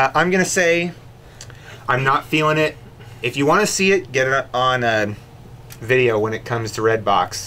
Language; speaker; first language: English; native; English